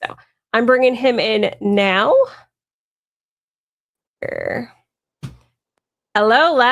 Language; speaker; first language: English; native; English